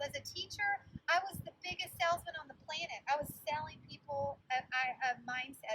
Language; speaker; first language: English; native; English